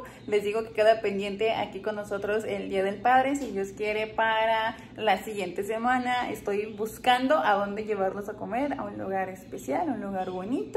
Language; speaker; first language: Spanish; native; Spanish